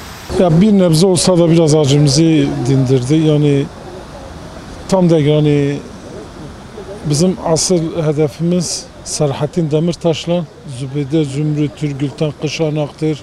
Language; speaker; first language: Turkish; non-native, local second language; Kurdish